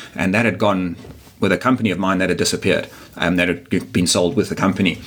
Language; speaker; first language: English; native; English